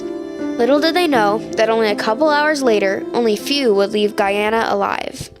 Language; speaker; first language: English; native; English